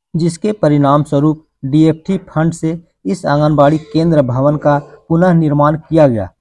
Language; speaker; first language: Hindi; native; Hindi